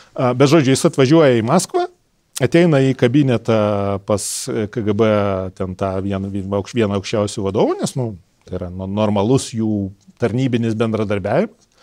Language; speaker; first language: Lithuanian; native; Lithuanian